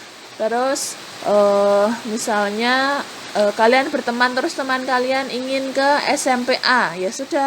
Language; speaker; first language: Indonesian; native; Indonesian